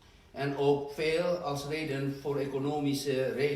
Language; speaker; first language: Dutch; non-native, fluent; Indonesian